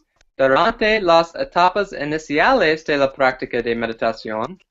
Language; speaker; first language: Spanish; non-native, fluent; English